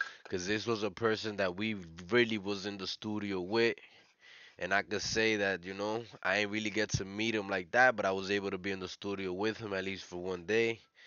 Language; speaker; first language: English; early bilingual, other home language; Spanish